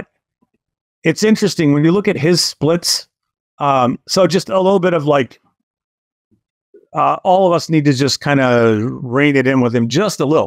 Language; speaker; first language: English; native; English